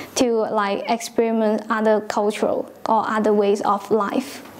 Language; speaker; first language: English; non-native, local second language; Cantonese